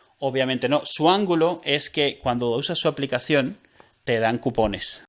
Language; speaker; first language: Spanish; native; Spanish